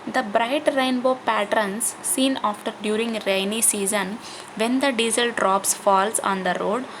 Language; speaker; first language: English; non-native, local second language; Telugu